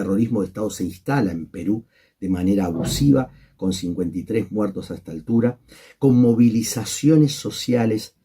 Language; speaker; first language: Spanish; native; Spanish